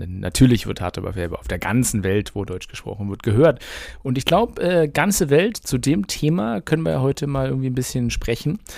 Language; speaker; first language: German; native; German